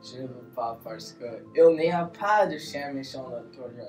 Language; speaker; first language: French; non-native, learner; English